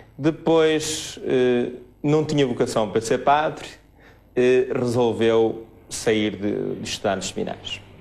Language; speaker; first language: Portuguese; native; Portuguese